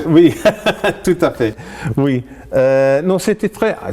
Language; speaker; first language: French; non-native, fluent; English